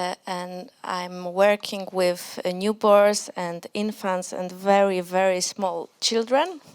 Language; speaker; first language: English; non-native, learner; Polish